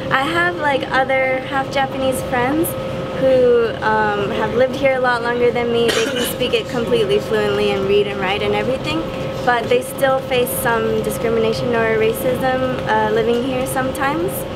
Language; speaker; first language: English; native; English